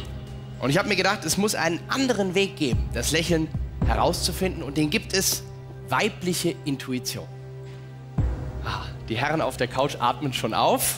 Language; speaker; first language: German; native; German